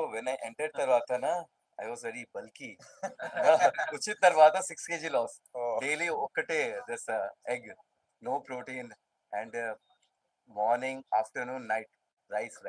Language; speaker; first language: Telugu; non-native, learner; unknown